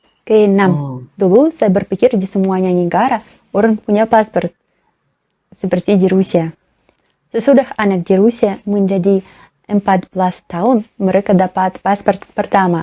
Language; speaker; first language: Indonesian; non-native, learner; Russian